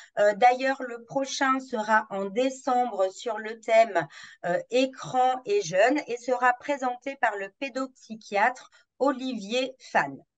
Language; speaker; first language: French; native; French